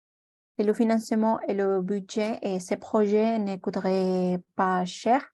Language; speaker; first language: French; non-native, learner; Spanish